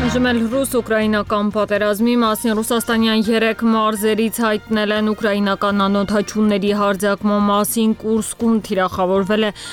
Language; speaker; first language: Armenian; native; Armenian